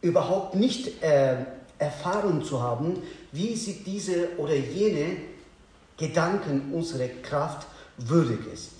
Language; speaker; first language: German; non-native, learner; Azerbaijani